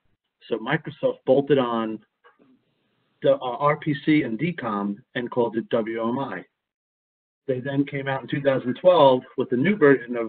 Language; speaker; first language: English; native; English